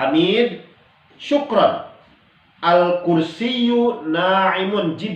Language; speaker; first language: Arabic; non-native, fluent; Indonesian